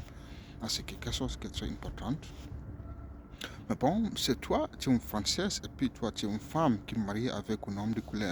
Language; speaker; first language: French; non-native, learner; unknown